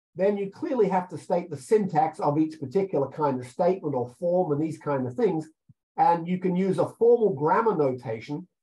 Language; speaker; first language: English; native; English